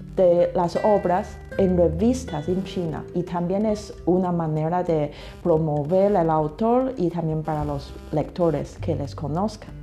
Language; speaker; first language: Spanish; non-native, fluent; Chinese